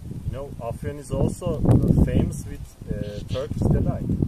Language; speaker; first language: English; non-native, learner; Turkish